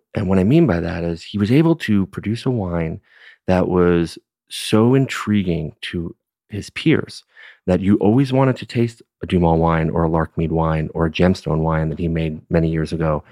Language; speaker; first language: English; native; English